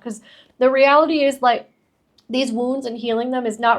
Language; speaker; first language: English; native; English